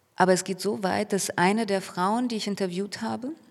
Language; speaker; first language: German; early bilingual, other home language; Russian